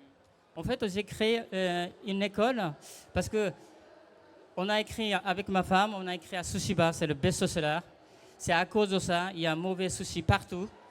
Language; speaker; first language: French; non-native, fluent; Japanese